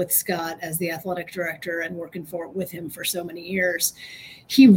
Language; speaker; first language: English; native; English